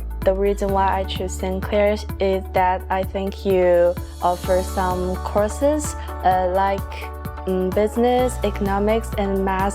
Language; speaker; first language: English; non-native, fluent; Chinese